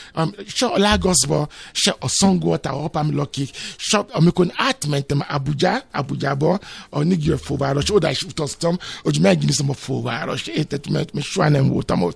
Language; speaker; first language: Hungarian; non-native, learner; Yoruba